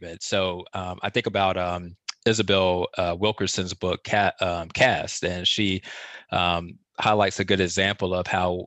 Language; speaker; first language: English; native; English